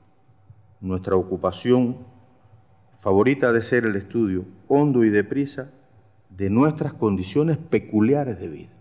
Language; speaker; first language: Spanish; native; Spanish